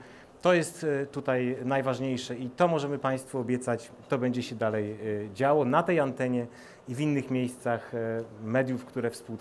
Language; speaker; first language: Polish; native; Polish